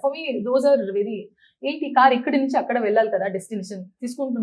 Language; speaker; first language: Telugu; non-native, learner; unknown